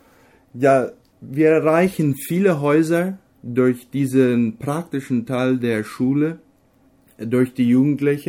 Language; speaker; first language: German; non-native, local second language; Low German